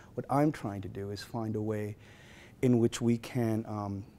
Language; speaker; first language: English; native; English